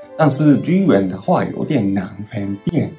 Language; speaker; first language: Chinese; non-native, fluent; Japanese